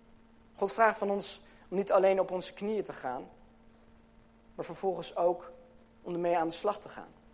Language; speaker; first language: Dutch; native; Dutch